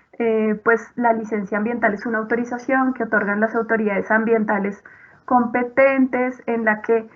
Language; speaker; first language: Spanish; native; Spanish